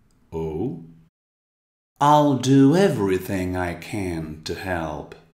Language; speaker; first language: English; non-native, fluent; Portuguese